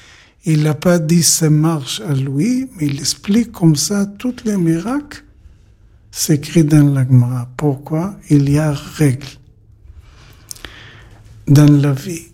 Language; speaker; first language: French; non-native, learner; Hebrew